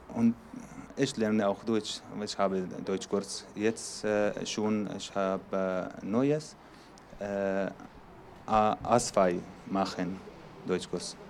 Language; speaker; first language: German; non-native, learner; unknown